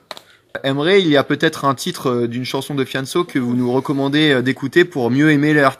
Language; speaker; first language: French; native; French